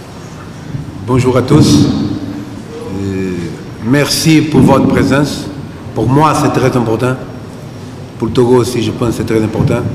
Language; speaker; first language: French; non-native, fluent; Portuguese